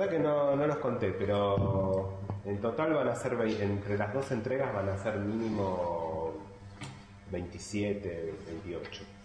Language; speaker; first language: Spanish; native; Spanish